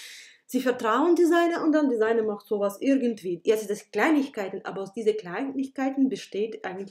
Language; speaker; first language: German; non-native, fluent; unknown